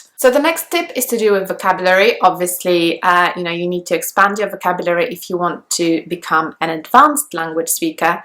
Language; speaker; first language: English; non-native, fluent; Polish